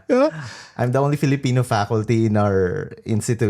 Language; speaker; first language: English; non-native, local second language; Filipino